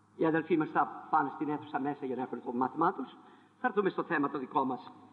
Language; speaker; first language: Greek; non-native, fluent; French